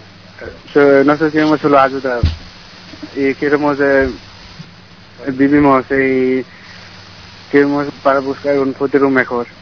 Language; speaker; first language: Spanish; non-native, learner; Bangla